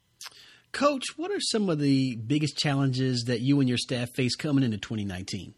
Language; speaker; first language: English; native; English